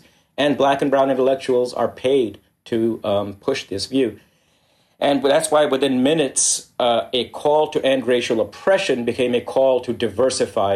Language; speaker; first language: English; non-native, local second language; Hindi